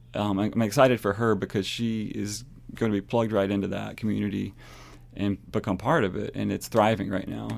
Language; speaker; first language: English; native; English